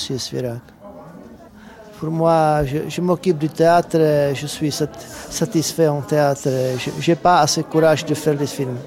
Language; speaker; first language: French; non-native, fluent; Czech